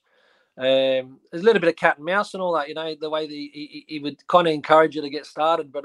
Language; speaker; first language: English; native; English